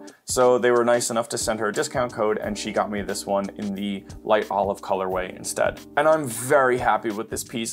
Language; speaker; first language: English; native; English